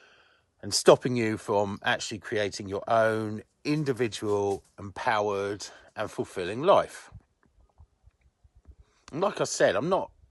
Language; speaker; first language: English; native; English